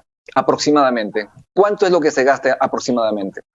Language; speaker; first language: Spanish; native; Spanish